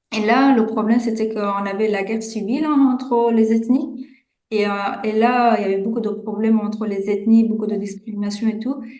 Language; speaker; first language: French; non-native, fluent; Persian